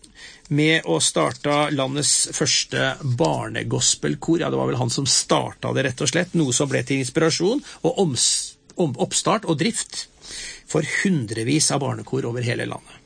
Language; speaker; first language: Norwegian; native; Norwegian